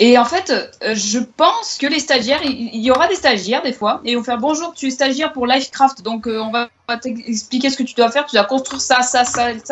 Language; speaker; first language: French; native; French